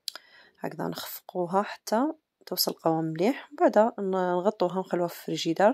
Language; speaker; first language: Arabic; native; Arabic